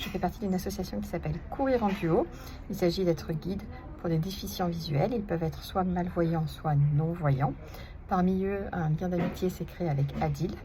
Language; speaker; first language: French; native; French